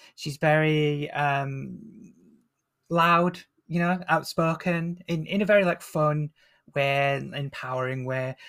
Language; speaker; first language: English; native; English